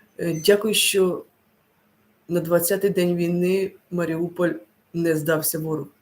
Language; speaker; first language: Ukrainian; non-native, local second language; Russian